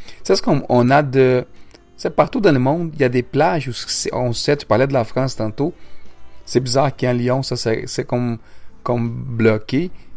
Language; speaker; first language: French; non-native, fluent; Portuguese